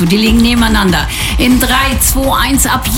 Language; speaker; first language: German; native; German